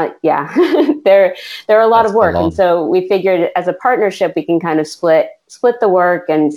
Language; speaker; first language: English; native; English